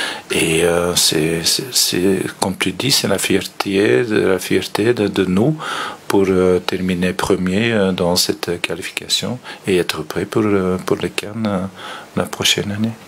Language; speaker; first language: French; non-native, fluent; Dutch